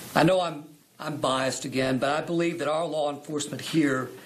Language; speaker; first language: English; native; English